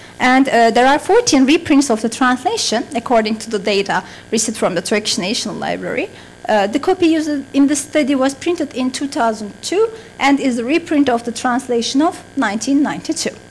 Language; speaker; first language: English; non-native, fluent; Turkish